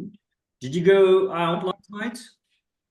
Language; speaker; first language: English; non-native, fluent; Kazakh